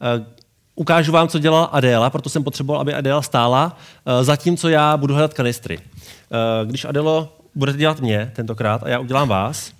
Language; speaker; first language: Czech; native; Czech